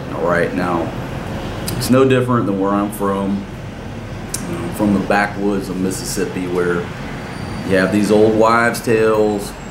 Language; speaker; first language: English; native; English